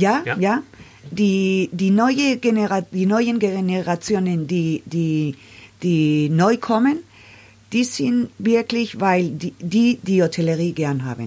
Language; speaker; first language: German; non-native, learner; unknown